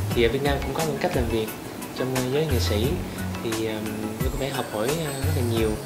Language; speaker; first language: Vietnamese; early bilingual, heritage; Vietnamese